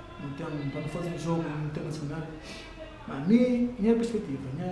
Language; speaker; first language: Portuguese; non-native, learner; Kabuverdianu